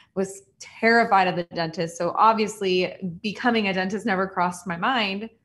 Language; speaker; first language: English; native; English